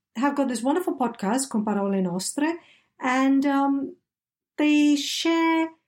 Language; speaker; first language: English; native; English